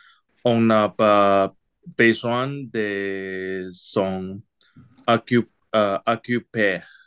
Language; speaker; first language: French; non-native, learner; Chinese